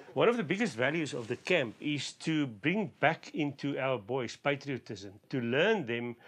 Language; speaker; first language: English; non-native, fluent; Afrikaans